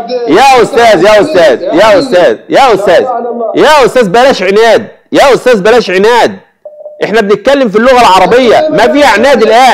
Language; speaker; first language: Arabic; native; Arabic